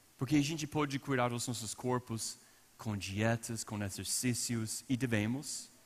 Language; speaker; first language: Portuguese; non-native, fluent; English